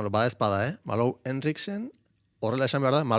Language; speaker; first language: Basque; native; Basque